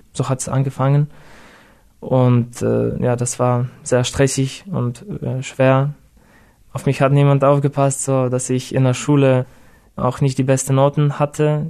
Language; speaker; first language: German; non-native, fluent; Russian